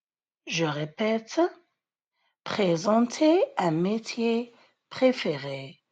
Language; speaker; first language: French; non-native, fluent; Arabic